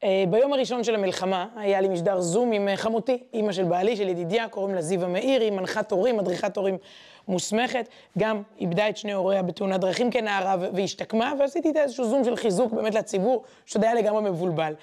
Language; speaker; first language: Hebrew; native; Hebrew